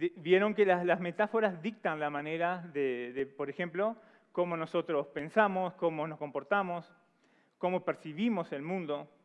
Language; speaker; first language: Spanish; native; Spanish